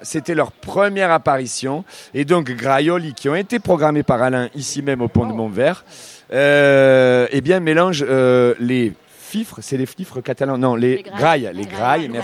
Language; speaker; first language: French; native; French